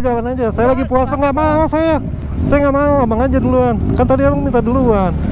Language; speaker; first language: Indonesian; native; Indonesian